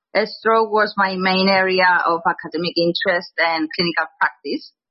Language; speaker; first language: English; non-native, fluent; Greek